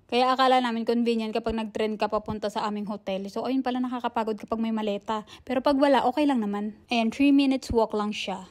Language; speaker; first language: Filipino; native; Filipino